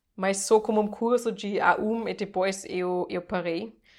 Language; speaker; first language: English; non-native, fluent; German